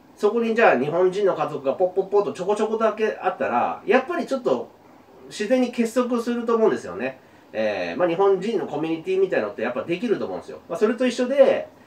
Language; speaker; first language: Japanese; native; Japanese